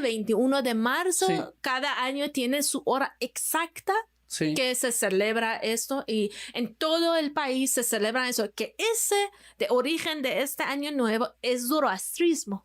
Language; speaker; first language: Spanish; non-native, fluent; Persian